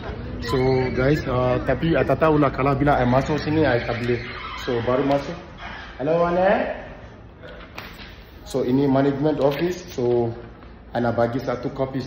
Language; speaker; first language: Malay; non-native, fluent; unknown